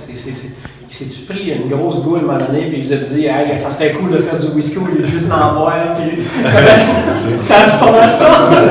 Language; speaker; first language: French; native; French